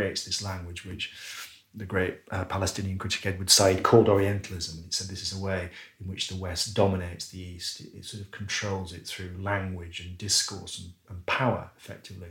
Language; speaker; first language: English; native; English